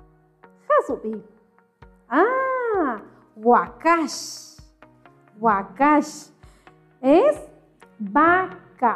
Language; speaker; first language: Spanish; non-native, local second language; Kʼicheʼ